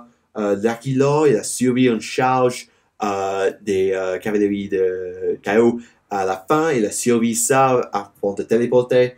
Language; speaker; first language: French; non-native, learner; English